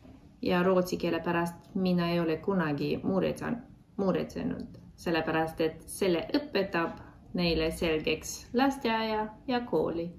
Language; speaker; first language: Estonian; non-native, fluent; Romanian